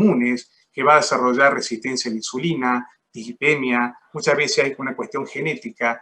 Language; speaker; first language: Spanish; native; Spanish